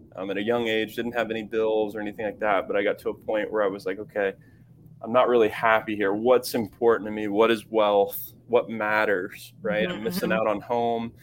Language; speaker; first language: English; native; English